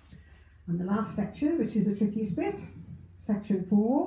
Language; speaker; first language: English; native; English